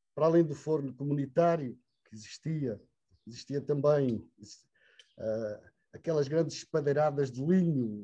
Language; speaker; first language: Portuguese; native; Portuguese